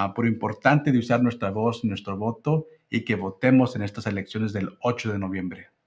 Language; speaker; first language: Spanish; early bilingual, heritage; Spanish